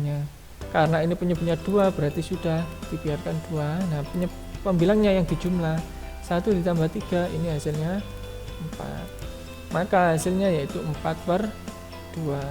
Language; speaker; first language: Indonesian; native; Indonesian